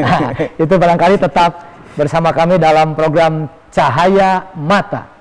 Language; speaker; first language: Indonesian; native; Indonesian